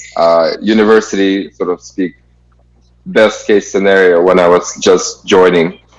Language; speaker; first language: English; non-native, fluent; Kazakh